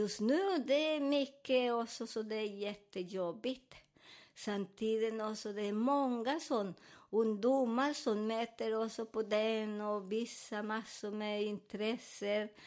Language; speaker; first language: Swedish; non-native, learner; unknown